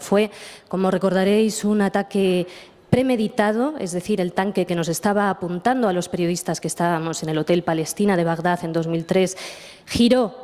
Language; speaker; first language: Spanish; native; Spanish